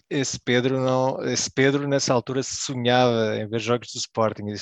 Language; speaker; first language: Portuguese; early bilingual, heritage; Portuguese